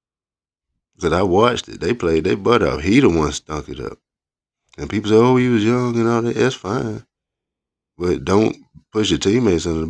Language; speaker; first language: English; native; English